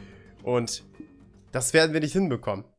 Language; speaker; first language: German; native; German